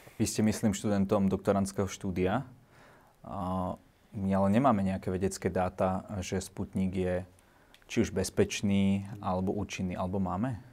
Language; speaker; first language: Slovak; native; Slovak